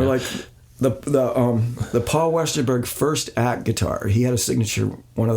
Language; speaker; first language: English; native; English